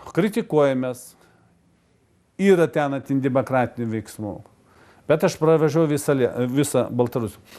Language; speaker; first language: Lithuanian; non-native, local second language; Russian